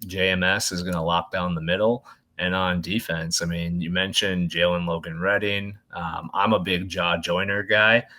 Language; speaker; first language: English; native; English